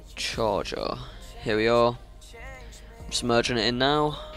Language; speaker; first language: English; native; English